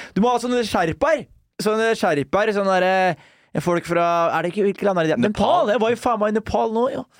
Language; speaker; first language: Norwegian; early bilingual, other home language; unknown